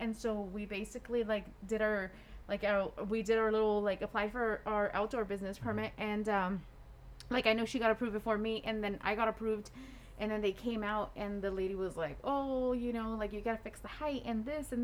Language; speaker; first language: English; native; English